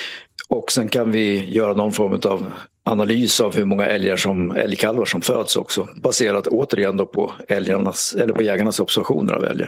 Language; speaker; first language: Swedish; native; Swedish